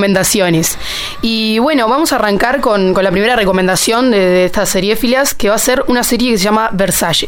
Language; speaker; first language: Spanish; native; Spanish